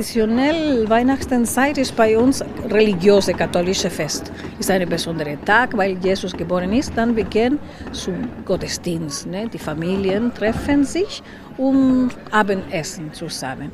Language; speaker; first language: German; non-native, learner; Spanish